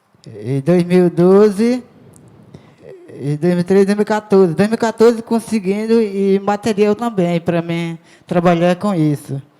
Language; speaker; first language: Portuguese; non-native, local second language; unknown